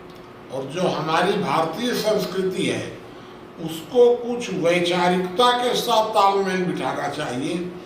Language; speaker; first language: Hindi; native; Hindi